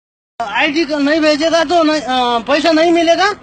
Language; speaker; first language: Hindi; non-native, learner; Nepali